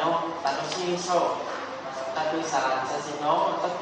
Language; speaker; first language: Japanese; non-native, learner; Vietnamese